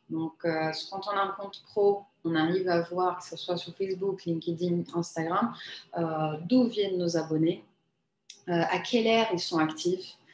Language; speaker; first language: French; non-native, fluent; Portuguese